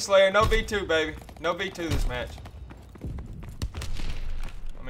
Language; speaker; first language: English; native; English